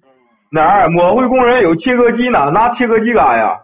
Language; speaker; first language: Chinese; native; Chinese